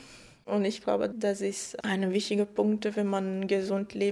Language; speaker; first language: German; non-native, fluent; Portuguese